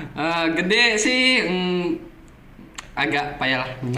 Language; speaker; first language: Indonesian; native; Indonesian